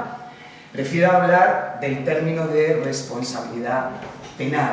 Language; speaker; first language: Spanish; native; Spanish